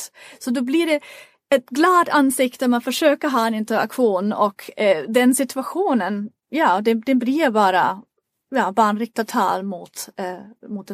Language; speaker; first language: Swedish; non-native, fluent; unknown